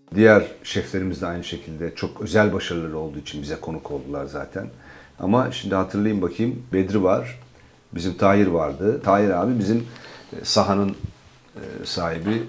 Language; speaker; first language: Turkish; native; Turkish